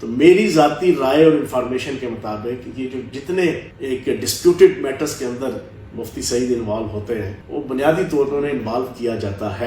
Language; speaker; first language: Urdu; native; Urdu